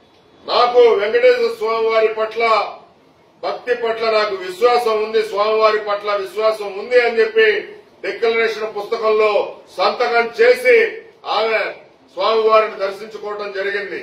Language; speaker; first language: Telugu; native; Telugu